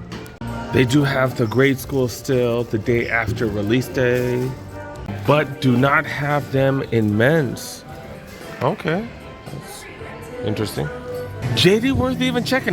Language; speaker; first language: English; native; English